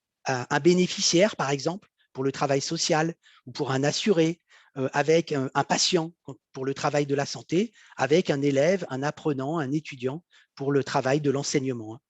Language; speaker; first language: French; native; French